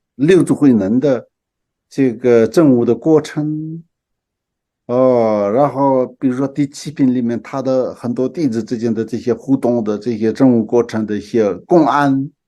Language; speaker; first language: Chinese; non-native, local second language; Tibetan